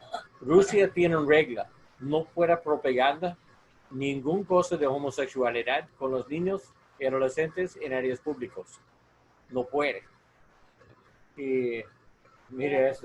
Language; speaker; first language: Spanish; non-native, learner; English